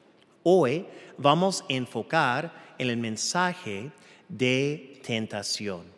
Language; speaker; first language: Spanish; non-native, fluent; English